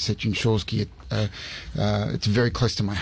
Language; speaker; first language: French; early bilingual, heritage; English